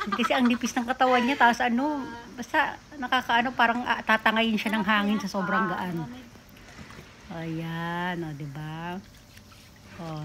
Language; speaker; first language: Filipino; native; Filipino